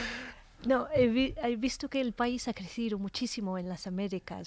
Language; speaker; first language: Spanish; non-native, fluent; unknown